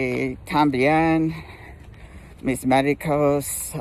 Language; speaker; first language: Spanish; non-native, learner; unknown